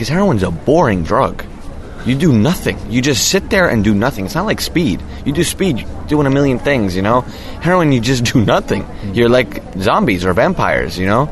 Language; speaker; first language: English; native; English